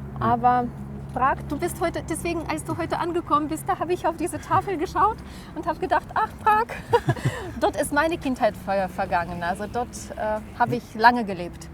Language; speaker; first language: German; non-native, fluent; Russian